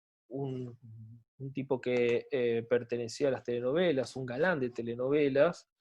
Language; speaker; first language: Spanish; native; Spanish